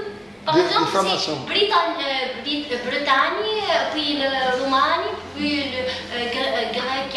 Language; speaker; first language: French; non-native, learner; Arabic